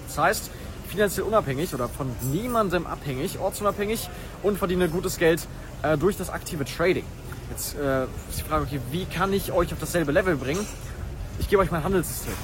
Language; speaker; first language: German; native; German